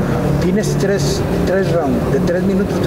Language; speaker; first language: Spanish; native; Spanish